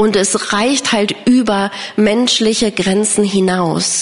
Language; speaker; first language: German; non-native, fluent; English